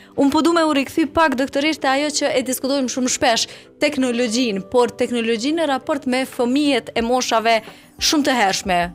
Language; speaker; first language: Albanian; native; Albanian